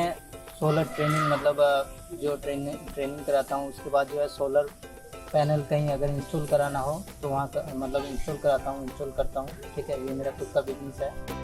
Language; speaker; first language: Hindi; native; Hindi